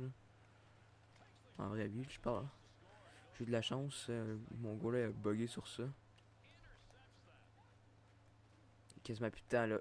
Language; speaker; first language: French; native; French